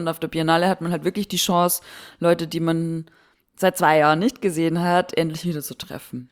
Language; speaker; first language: German; native; German